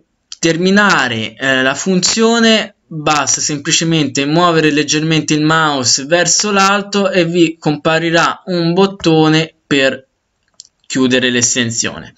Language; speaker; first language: Italian; native; Italian